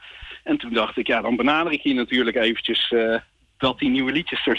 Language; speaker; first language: Dutch; native; Dutch